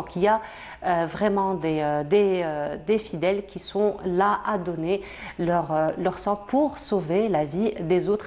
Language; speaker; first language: French; native; French